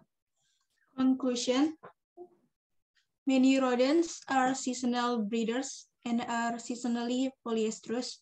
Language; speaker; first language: English; non-native, learner; Indonesian